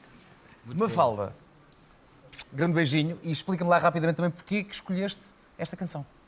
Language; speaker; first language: Portuguese; native; Portuguese